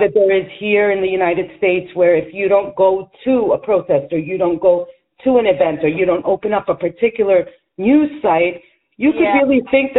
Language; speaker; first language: English; native; English